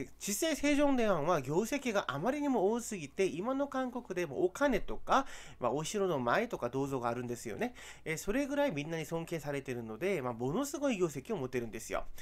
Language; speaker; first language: Japanese; non-native, fluent; Korean